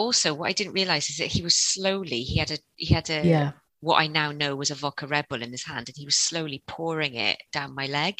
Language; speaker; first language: English; native; English